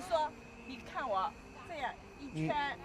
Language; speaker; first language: Chinese; native; Chinese